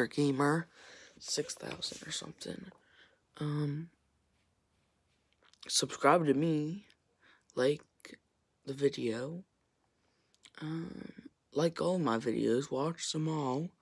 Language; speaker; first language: English; native; English